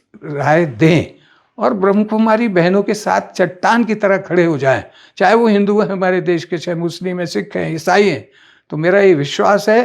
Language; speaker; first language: Hindi; native; Hindi